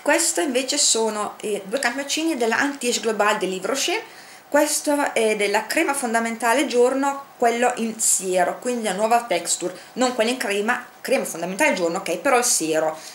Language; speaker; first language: Italian; native; Italian